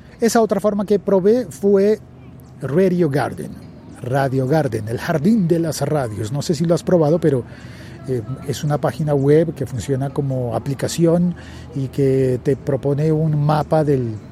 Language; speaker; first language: Spanish; native; Spanish